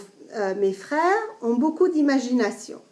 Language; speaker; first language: French; non-native, fluent; English